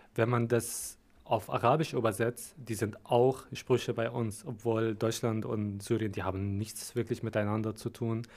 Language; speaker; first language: German; non-native, fluent; Arabic